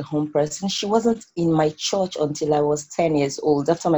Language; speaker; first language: English; non-native, local second language; Igbo